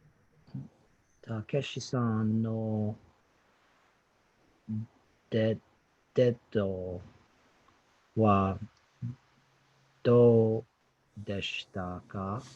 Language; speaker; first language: Japanese; non-native, learner; English